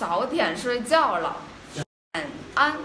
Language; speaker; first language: Chinese; non-native, fluent; Vietnamese